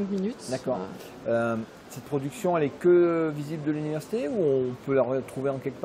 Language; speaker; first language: French; native; French